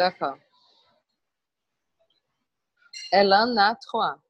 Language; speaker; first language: French; non-native, learner; Portuguese